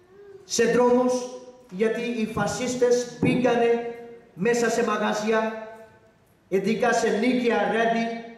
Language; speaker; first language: Greek; non-native, learner; Urdu